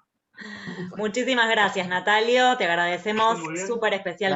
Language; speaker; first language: Spanish; native; Spanish